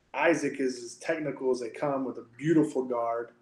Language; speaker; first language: English; native; English